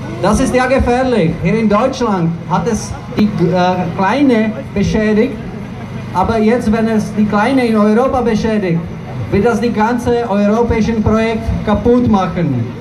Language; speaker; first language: German; non-native, fluent; Czech